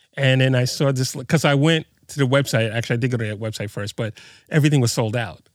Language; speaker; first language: English; native; English